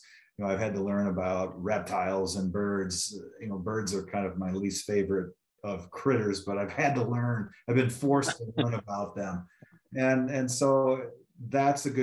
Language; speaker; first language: English; native; English